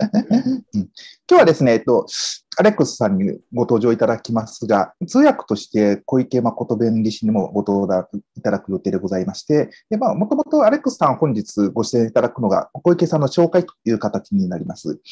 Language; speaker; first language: Japanese; native; Japanese